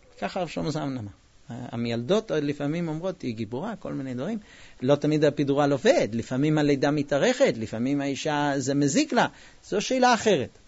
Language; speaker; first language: Hebrew; non-native, fluent; English